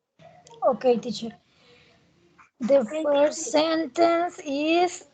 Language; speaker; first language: English; non-native, learner; Spanish